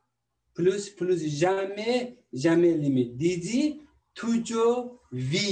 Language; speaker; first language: French; non-native, learner; Tibetan